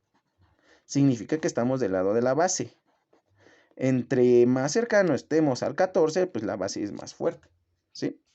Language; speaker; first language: Spanish; native; Spanish